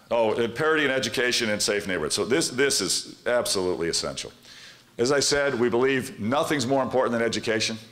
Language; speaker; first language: English; native; English